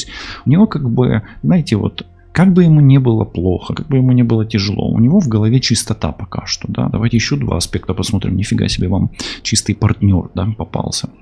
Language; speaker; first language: Russian; non-native, local second language; Ukrainian